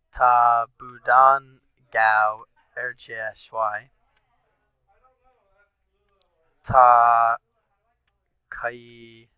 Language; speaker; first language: Chinese; non-native, learner; English